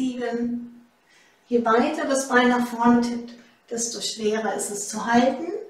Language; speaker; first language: German; native; German